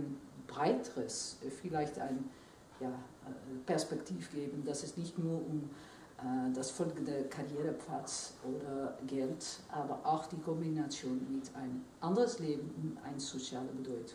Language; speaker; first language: German; non-native, fluent; Dutch